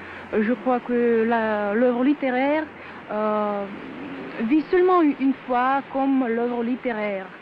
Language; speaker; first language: French; non-native, fluent; Russian